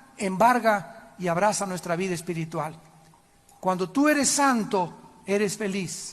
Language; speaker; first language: Spanish; native; Spanish